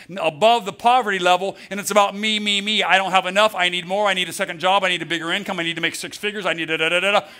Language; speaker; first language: English; native; English